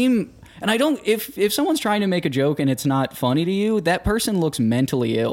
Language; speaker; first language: English; native; English